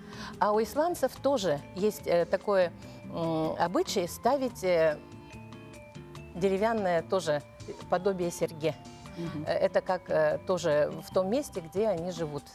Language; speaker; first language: Russian; native; Russian